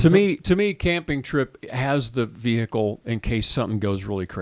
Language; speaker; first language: English; native; English